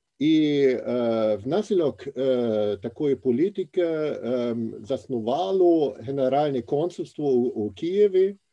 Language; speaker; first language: Ukrainian; non-native, fluent; German